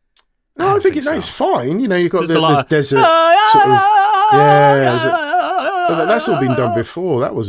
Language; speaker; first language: English; native; English